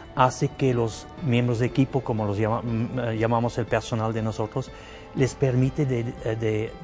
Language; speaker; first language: Spanish; non-native, fluent; Swiss German